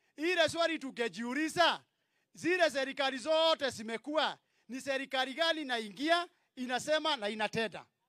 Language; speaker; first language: Swahili; non-native, local second language; Kikuyu